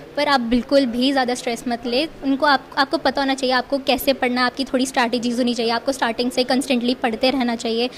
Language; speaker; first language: Hindi; native; Hindi